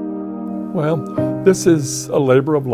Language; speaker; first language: English; native; English